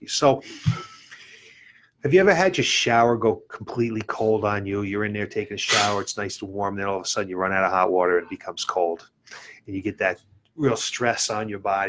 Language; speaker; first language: English; native; English